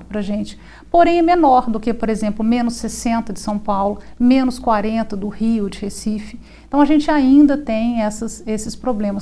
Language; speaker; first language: Portuguese; native; Portuguese